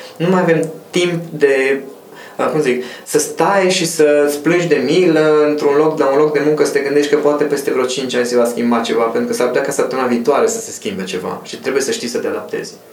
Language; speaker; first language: Romanian; non-native, local second language; Hungarian